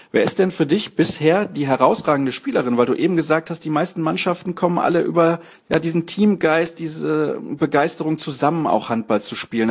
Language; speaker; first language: German; native; German